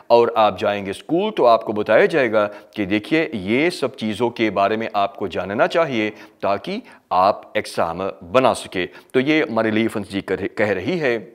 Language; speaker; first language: Hindi; early bilingual, heritage; Hindi